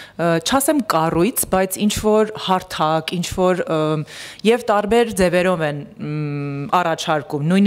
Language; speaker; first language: Armenian; early bilingual, heritage; Armenian